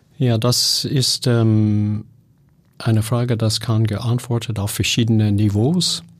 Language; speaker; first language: German; non-native, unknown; English